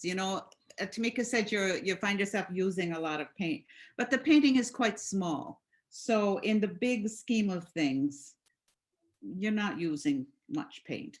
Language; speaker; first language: English; native; English